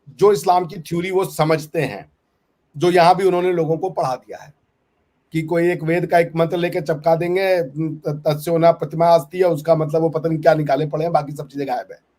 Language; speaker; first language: Hindi; native; Hindi